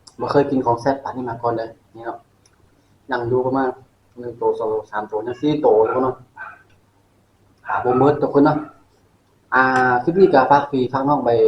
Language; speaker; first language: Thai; non-native, local second language; Northeastern Thai